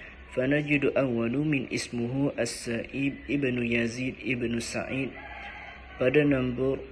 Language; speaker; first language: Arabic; non-native, learner; Malay